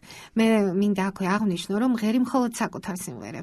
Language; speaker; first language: Georgian; native; Georgian